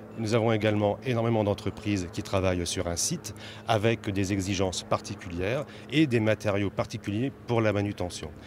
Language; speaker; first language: French; native; French